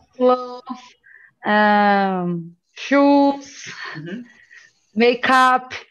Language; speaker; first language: English; non-native, learner; Portuguese